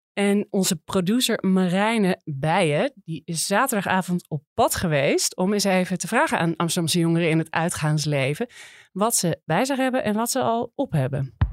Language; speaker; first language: Dutch; native; Dutch